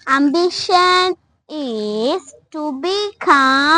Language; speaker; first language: English; non-native, learner; Malayalam